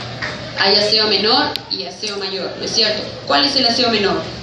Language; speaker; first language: Spanish; native; Spanish